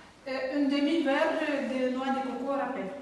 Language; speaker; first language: French; non-native, learner; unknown